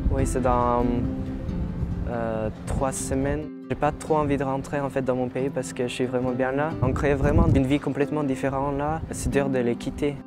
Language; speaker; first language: French; non-native, fluent; Norwegian